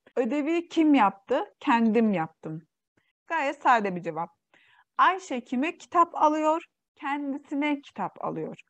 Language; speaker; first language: Turkish; non-native, fluent; Uyghur